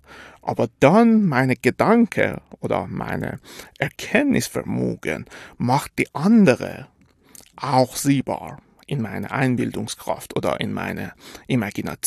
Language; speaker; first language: German; non-native, fluent; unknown